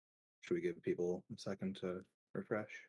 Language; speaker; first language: English; native; English